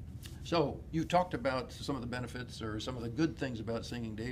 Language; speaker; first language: English; native; English